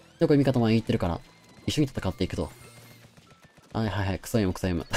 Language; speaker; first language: Japanese; native; Japanese